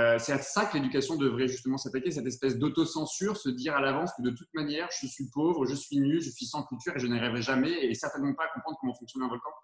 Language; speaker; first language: French; native; French